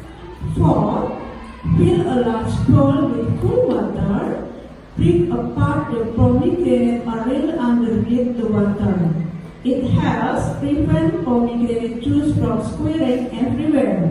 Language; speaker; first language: English; non-native, learner; Indonesian